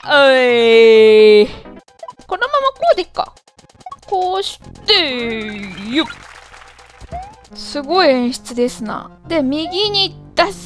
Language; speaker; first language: Japanese; native; Japanese